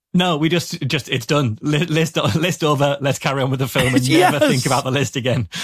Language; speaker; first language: English; native; English